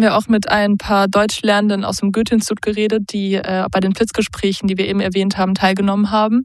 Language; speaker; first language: German; native; German